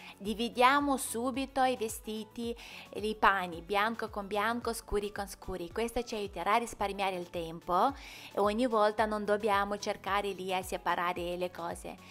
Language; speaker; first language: Italian; non-native, fluent; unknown